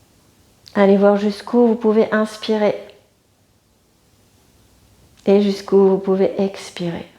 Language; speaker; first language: French; native; French